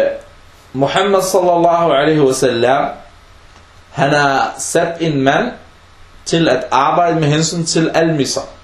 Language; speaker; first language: Danish; early bilingual, other home language; Arabic